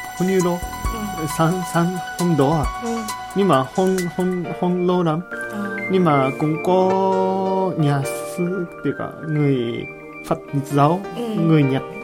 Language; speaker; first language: Vietnamese; non-native, learner; Japanese